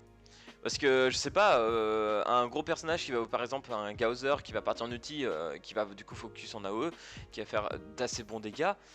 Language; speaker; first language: French; native; French